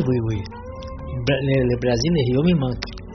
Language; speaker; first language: French; non-native, learner; Portuguese